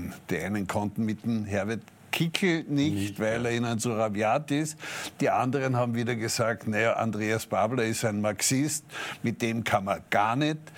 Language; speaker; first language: German; native; German